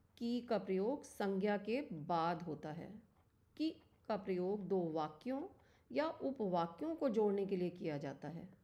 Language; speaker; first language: Hindi; native; Hindi